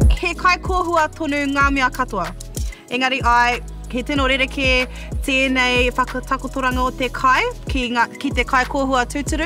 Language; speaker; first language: Māori; non-native, local second language; English